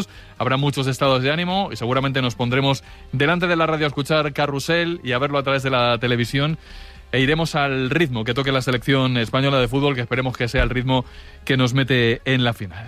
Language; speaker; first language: Spanish; native; Spanish